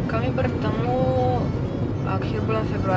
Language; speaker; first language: Indonesian; non-native, fluent; Bulgarian